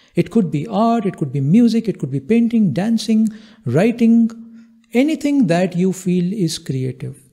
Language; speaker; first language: English; non-native, local second language; Hindi